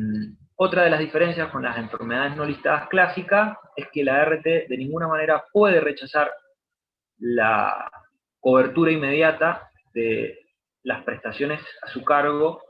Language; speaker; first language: Spanish; native; Spanish